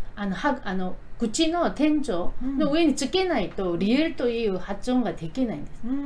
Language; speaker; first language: Japanese; non-native, fluent; Korean